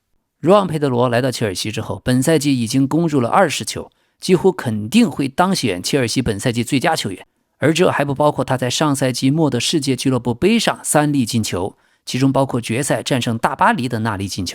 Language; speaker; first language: Chinese; native; Chinese